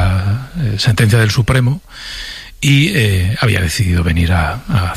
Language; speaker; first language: Spanish; native; Spanish